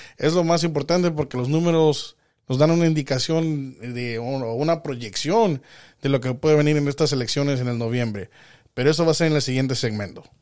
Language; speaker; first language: Spanish; early bilingual, heritage; Spanish